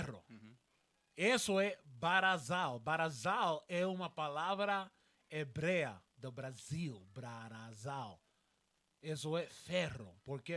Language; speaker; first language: Portuguese; non-native, learner; Spanish